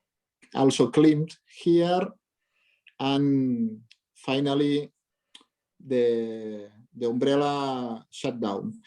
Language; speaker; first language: English; non-native, learner; Catalan